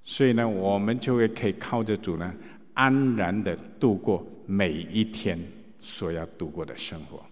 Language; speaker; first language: Chinese; native; Chinese